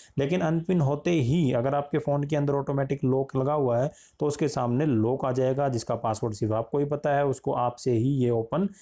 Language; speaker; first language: Hindi; native; Hindi